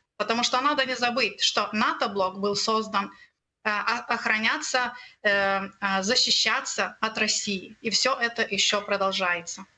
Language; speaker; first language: Russian; non-native, learner; Lithuanian